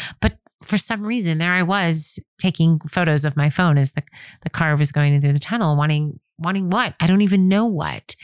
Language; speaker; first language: English; native; English